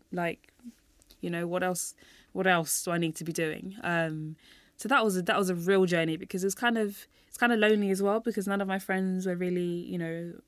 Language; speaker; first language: English; native; English